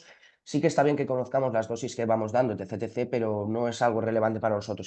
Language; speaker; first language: Spanish; native; Spanish